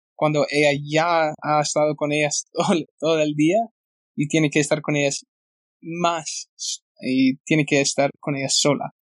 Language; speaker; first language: Spanish; non-native, fluent; English